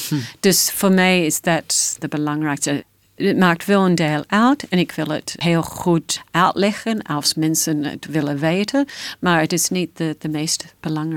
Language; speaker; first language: Dutch; non-native, fluent; English